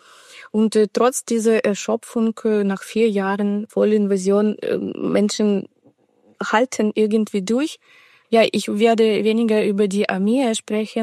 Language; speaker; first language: German; non-native, fluent; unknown